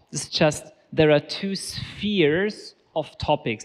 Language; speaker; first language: English; non-native, fluent; German